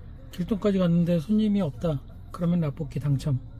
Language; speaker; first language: Korean; native; Korean